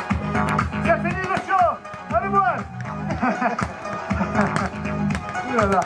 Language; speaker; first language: French; non-native, learner; Italian